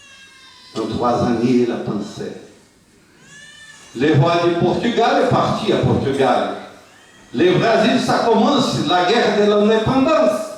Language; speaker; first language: French; non-native, fluent; Portuguese